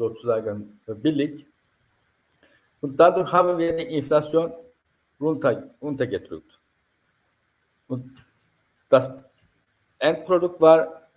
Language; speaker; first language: German; non-native, fluent; Turkish